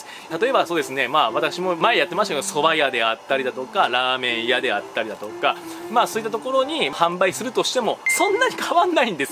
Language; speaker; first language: Japanese; native; Japanese